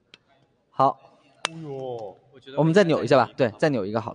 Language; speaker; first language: Chinese; native; Chinese